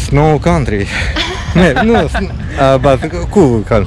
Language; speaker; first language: English; non-native, learner; Russian